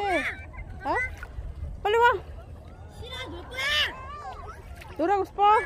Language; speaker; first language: Korean; non-native, learner; Filipino